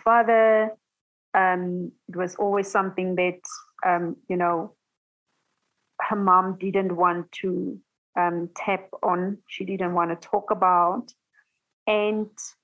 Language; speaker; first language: English; non-native, local second language; Tswana